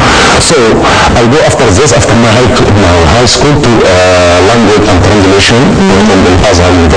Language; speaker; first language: English; non-native, learner; Arabic